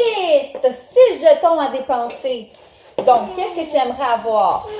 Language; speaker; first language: French; native; French